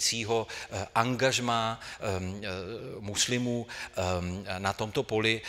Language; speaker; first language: Czech; native; Czech